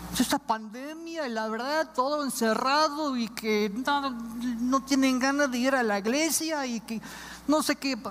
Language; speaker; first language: Spanish; non-native, fluent; English